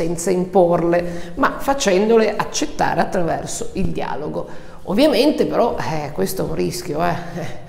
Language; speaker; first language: Italian; native; Italian